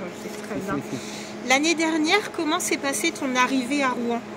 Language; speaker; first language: French; native; French